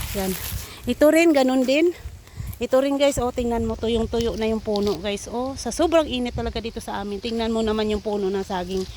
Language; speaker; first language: Filipino; non-native, local second language; Cebuano